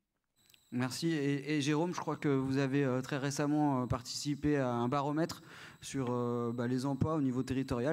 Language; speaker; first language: French; native; French